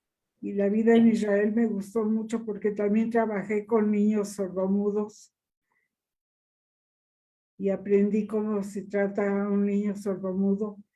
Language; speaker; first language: Spanish; early bilingual, other home language; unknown